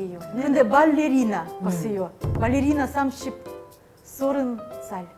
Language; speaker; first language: Korean; non-native, fluent; Russian